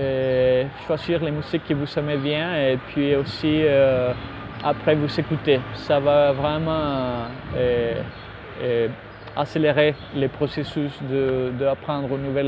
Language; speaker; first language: French; non-native, fluent; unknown